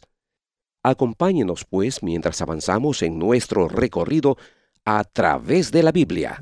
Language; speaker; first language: Spanish; native; Spanish